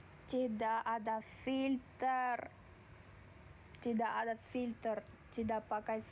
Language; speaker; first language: Indonesian; non-native, learner; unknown